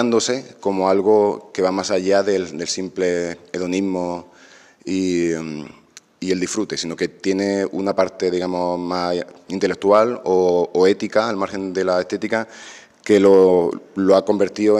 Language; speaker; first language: Spanish; native; Spanish